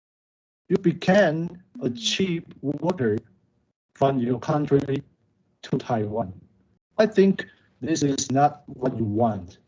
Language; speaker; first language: English; non-native, learner; Chinese